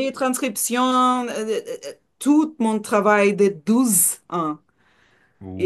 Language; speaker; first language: French; non-native, learner; Portuguese